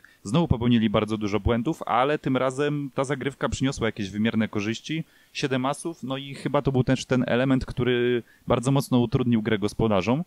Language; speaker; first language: Polish; native; Polish